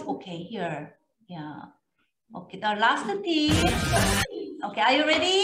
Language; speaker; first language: English; non-native, learner; Korean